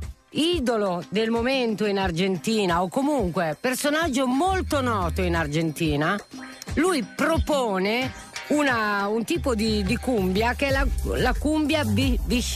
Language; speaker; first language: Italian; native; Italian